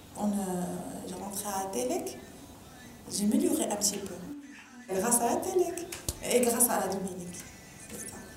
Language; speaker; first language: French; non-native, learner; Arabic